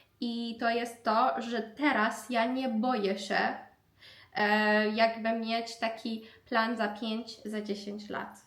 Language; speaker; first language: Polish; non-native, learner; Persian